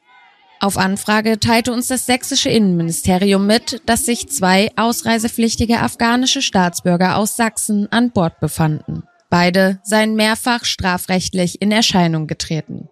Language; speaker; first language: German; native; German